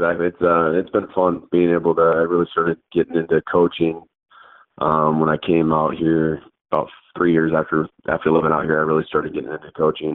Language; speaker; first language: English; native; English